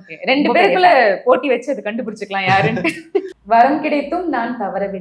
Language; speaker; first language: Tamil; native; Tamil